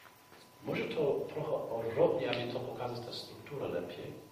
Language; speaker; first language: Polish; non-native, fluent; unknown